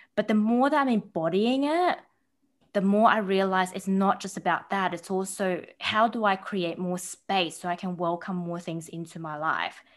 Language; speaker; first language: English; early bilingual, other home language; Chinese